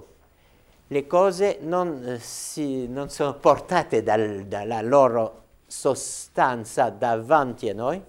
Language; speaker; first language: Italian; non-native, fluent; French